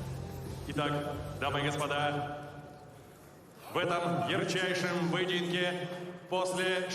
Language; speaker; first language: Russian; native; Russian